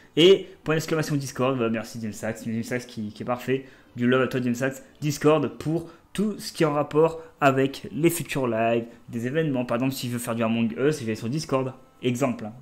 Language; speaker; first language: French; native; French